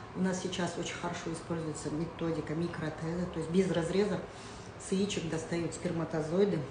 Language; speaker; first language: Russian; non-native, local second language; Kazakh